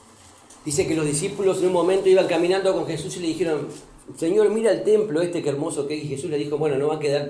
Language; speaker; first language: Spanish; native; Spanish